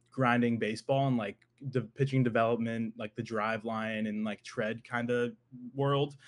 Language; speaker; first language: English; native; English